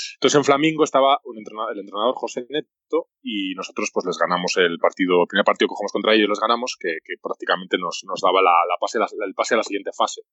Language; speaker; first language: Spanish; native; Spanish